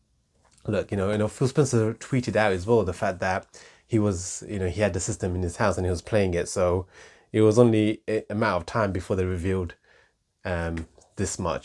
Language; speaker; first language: English; native; English